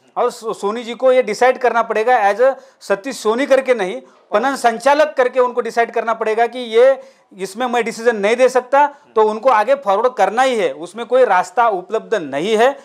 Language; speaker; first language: Hindi; non-native, local second language; Marathi